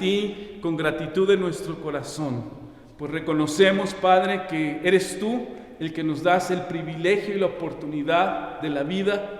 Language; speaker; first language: Spanish; native; Spanish